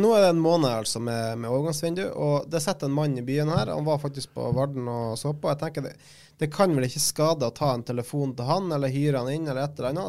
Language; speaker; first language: Norwegian; native; Norwegian